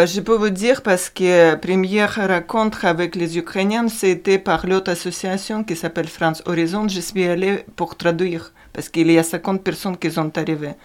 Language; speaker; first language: French; non-native, fluent; Ukrainian